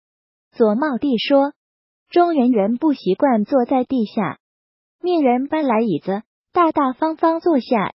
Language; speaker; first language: Chinese; native; Chinese